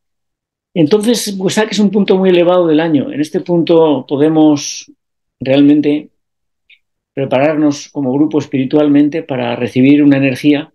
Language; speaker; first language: Spanish; native; Spanish